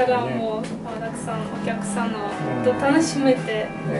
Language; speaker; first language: Japanese; non-native, fluent; Russian